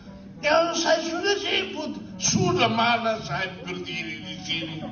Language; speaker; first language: Indonesian; non-native, learner; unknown